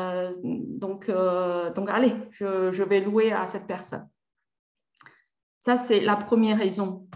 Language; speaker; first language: French; native; French